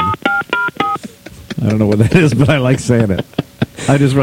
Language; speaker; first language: English; native; English